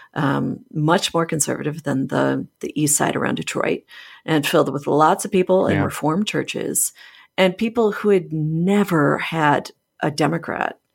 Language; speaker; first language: English; native; English